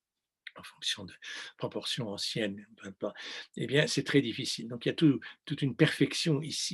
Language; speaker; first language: French; native; French